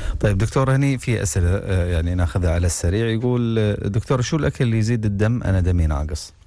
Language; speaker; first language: Arabic; native; Arabic